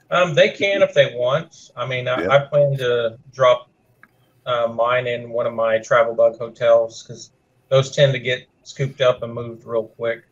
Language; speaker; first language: English; native; English